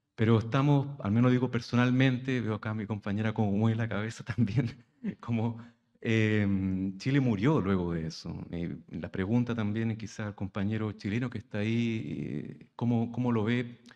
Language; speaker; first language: Spanish; native; Spanish